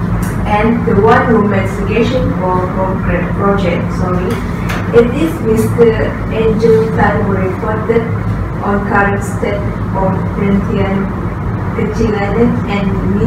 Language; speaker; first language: English; non-native, local second language; Malay